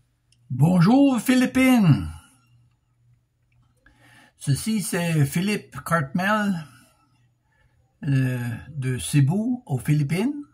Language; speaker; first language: French; non-native, local second language; English